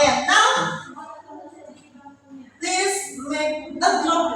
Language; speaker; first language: English; non-native, learner; Indonesian